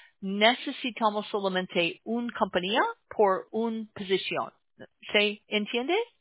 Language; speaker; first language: Spanish; non-native, learner; English